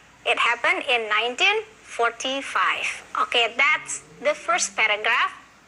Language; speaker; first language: English; non-native, fluent; Indonesian